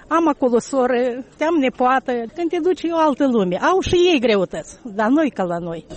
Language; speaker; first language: Romanian; native; Romanian